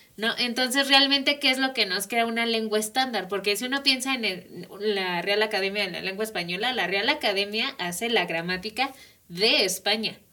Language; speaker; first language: Spanish; native; Spanish